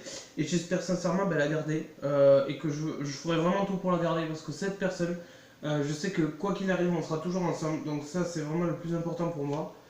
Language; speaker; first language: French; native; French